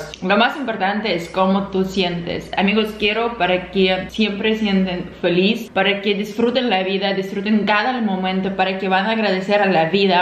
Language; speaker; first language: Spanish; non-native, fluent; Russian